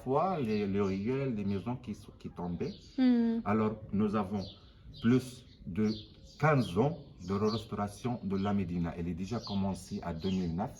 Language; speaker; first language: French; non-native, local second language; Arabic